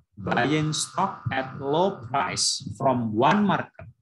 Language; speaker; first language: English; non-native, fluent; Indonesian